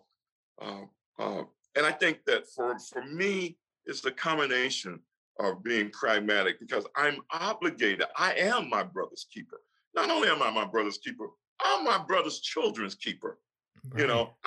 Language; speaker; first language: English; native; English